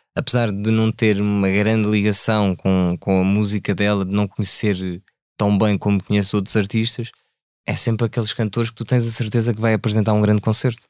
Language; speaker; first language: Portuguese; early bilingual, other home language; French